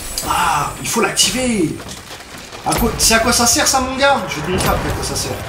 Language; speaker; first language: French; native; French